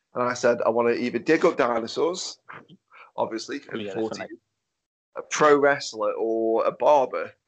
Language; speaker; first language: English; native; English